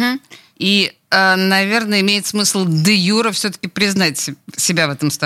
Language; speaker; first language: Russian; native; Russian